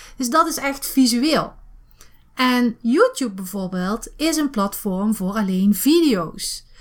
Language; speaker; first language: Dutch; native; Dutch